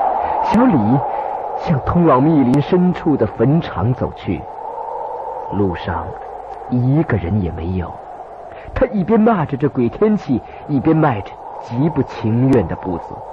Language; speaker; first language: Chinese; native; Chinese